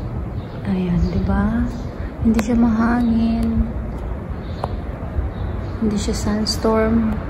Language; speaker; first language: Filipino; native; Filipino